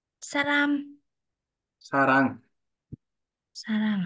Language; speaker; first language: Korean; non-native, learner; Vietnamese